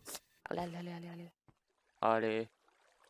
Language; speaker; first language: French; native; French